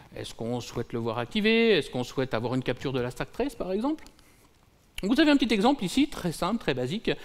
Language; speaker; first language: French; native; French